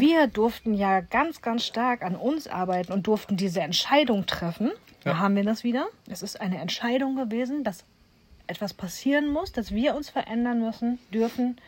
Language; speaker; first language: German; native; German